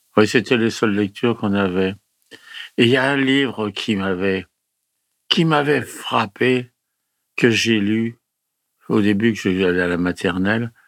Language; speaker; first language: French; early bilingual, other home language; Italian